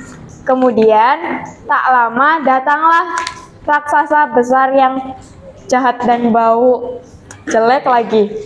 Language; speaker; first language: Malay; non-native, local second language; Javanese